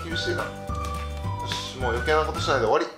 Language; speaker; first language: Japanese; native; Japanese